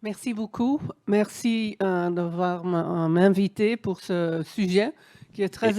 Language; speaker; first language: French; non-native, fluent; Dutch